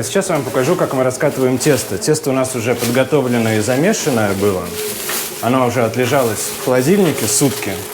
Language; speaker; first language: Russian; native; Russian